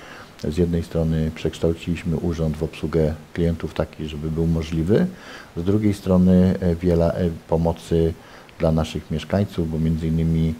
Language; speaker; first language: Polish; native; Polish